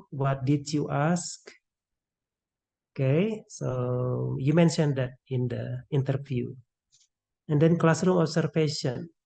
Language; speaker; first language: English; non-native, local second language; Indonesian